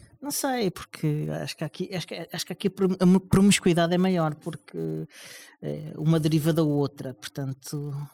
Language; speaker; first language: Portuguese; native; Portuguese